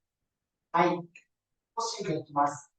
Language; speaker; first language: Japanese; non-native, learner; Indonesian